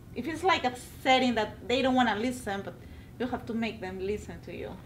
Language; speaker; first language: English; non-native, fluent; Spanish